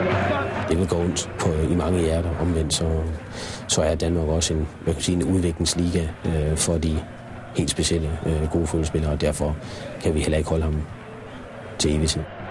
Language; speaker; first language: Danish; native; Danish